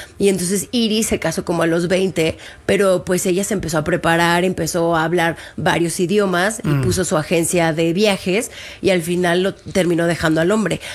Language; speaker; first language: Spanish; native; Spanish